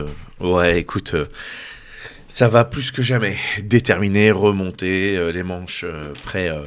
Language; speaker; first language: French; native; French